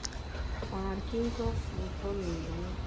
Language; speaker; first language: Hindi; native; Hindi